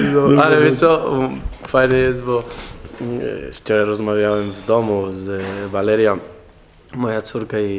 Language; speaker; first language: Polish; non-native, fluent; Spanish